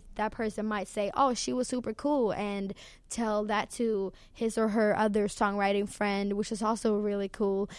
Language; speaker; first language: English; non-native, fluent; Swedish